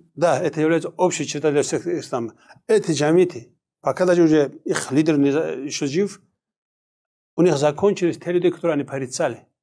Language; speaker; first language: Russian; non-native, local second language; Kumyk